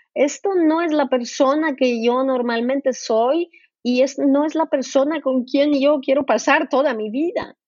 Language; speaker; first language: Spanish; non-native, fluent; Polish